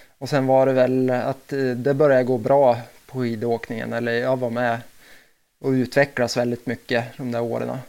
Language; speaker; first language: Swedish; native; Swedish